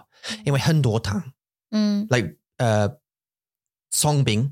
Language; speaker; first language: Chinese; non-native, learner; English